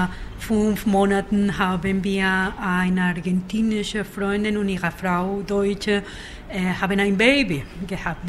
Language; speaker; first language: German; non-native, fluent; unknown